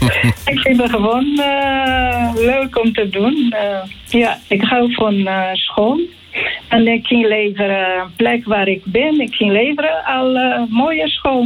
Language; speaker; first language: Dutch; non-native, learner; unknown